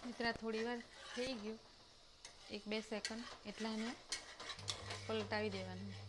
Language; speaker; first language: Gujarati; non-native, local second language; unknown